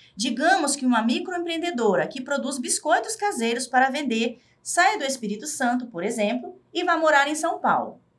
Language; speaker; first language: Portuguese; native; Portuguese